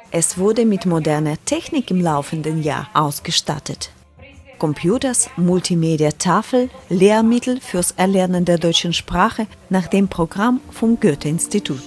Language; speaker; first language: German; non-native, fluent; Ukrainian